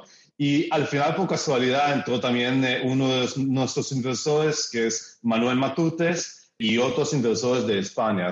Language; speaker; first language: Spanish; early bilingual, heritage; Spanish